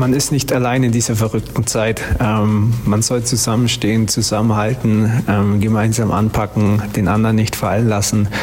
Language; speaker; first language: German; native; German